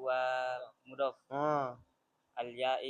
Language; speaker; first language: Arabic; non-native, learner; Indonesian